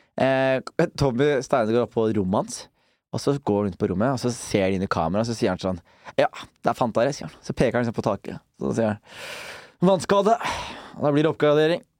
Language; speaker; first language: Norwegian; early bilingual, other home language; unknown